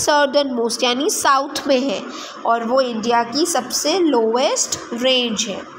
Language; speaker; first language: Hindi; native; Hindi